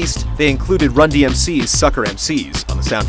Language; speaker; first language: English; native; English